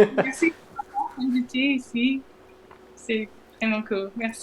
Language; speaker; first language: French; non-native, learner; English